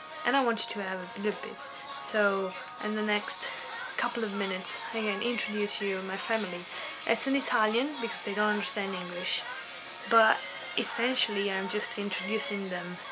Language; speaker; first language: English; non-native, fluent; Italian